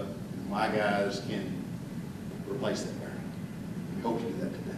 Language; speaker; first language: English; native; English